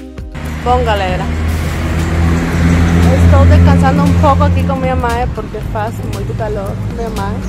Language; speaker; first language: Portuguese; non-native, learner; Spanish